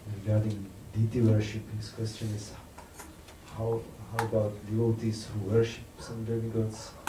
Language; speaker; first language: English; non-native, fluent; Czech